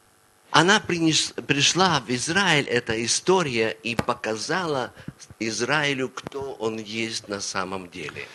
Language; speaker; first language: Polish; non-native, learner; Russian